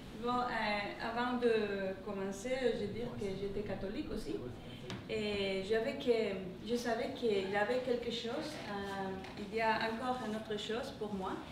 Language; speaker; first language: French; non-native, learner; English